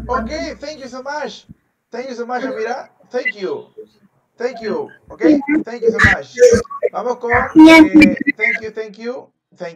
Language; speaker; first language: English; non-native, fluent; Spanish